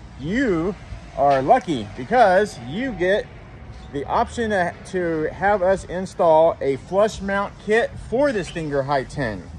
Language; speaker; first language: English; native; English